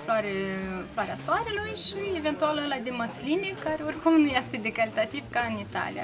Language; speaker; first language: Romanian; native; Romanian